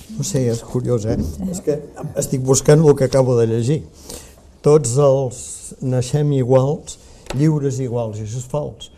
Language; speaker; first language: Catalan; native; Catalan